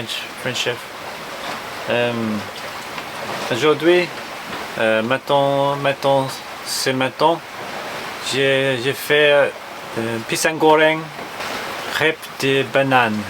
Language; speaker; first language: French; non-native, learner; English